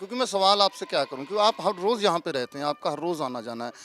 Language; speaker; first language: Hindi; non-native, local second language; Punjabi